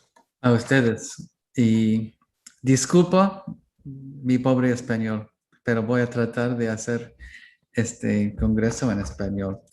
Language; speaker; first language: Spanish; non-native, learner; English